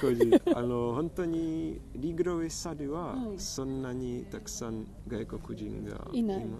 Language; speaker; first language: Japanese; non-native, learner; Czech